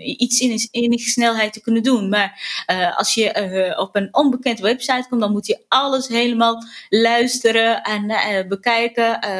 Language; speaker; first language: Dutch; non-native, fluent; Arabic